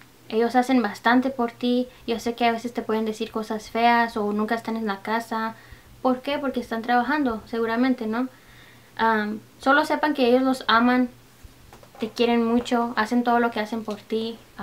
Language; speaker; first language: Spanish; early bilingual, heritage; Spanish